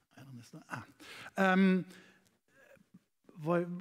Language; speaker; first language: Spanish; non-native, learner; German